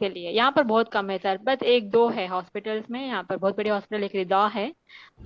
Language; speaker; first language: Hindi; native; Hindi